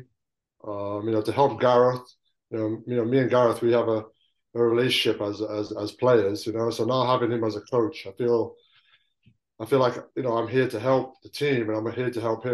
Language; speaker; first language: English; native; English